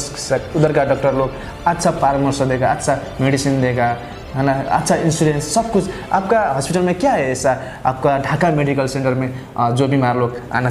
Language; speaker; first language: Hindi; non-native, learner; Nepali